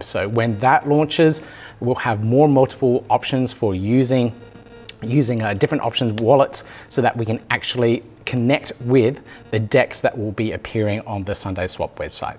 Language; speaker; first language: English; native; English